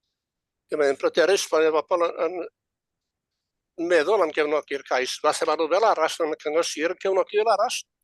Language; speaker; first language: Welsh; native; Welsh